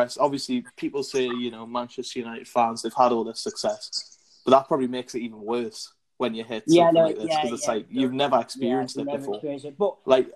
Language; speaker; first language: English; native; English